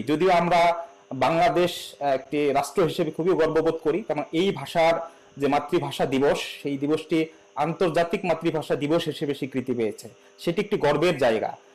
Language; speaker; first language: Bangla; non-native, local second language; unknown